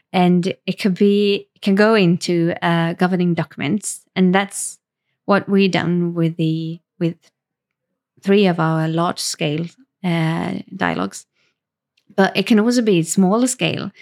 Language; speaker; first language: English; non-native, fluent; Swedish